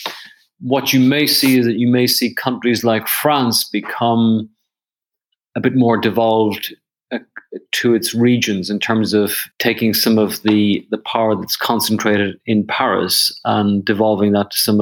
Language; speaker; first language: English; native; English